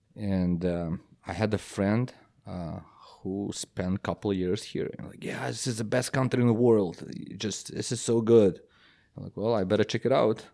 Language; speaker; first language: English; non-native, fluent; Belarusian